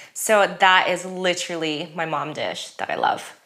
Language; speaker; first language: English; early bilingual, other home language; German